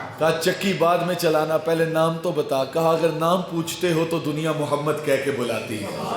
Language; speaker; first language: Urdu; non-native, local second language; Punjabi